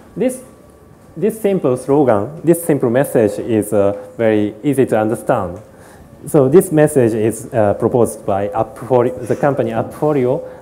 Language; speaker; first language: English; non-native, learner; Japanese